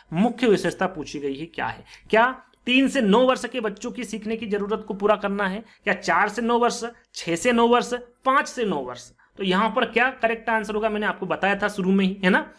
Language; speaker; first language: Hindi; native; Hindi